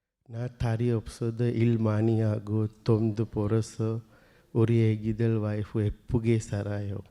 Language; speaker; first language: Korean; non-native, learner; Sinhala